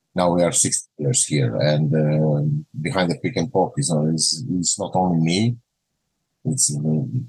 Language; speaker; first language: English; non-native, learner; Croatian